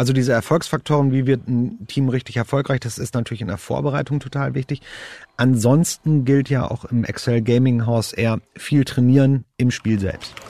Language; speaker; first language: German; native; German